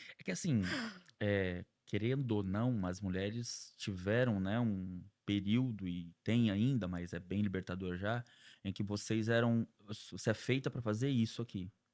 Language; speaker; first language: Portuguese; native; Portuguese